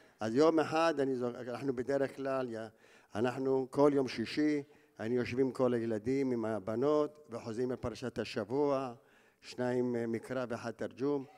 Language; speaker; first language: Hebrew; early bilingual, other home language; Arabic